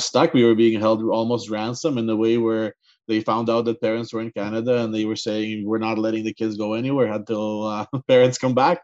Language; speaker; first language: English; non-native, fluent; Ukrainian